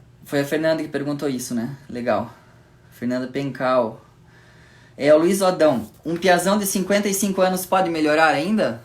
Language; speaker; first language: Portuguese; native; Portuguese